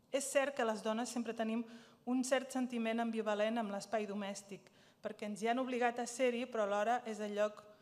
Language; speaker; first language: Catalan; early bilingual, other home language; Riffian